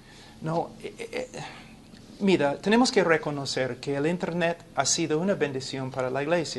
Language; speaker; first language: Spanish; non-native, fluent; English